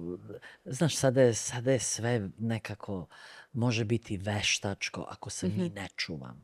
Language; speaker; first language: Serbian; early bilingual, other home language; Bosnian